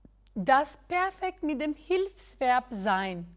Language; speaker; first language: German; non-native, fluent; Albanian